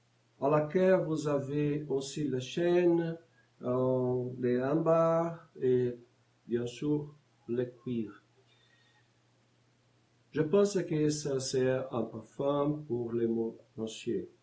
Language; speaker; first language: French; non-native, learner; Portuguese